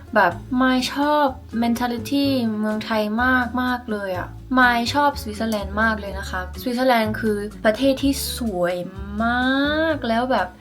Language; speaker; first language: Thai; early bilingual, heritage; Thai